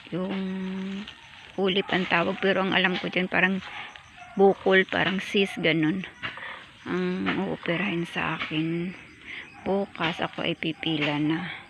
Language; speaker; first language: Filipino; non-native, local second language; Cebuano